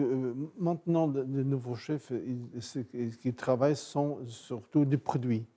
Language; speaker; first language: French; non-native, fluent; Portuguese